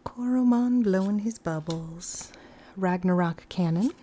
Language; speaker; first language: English; native; English